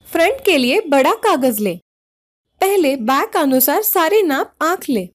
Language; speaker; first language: Hindi; non-native, local second language; Marathi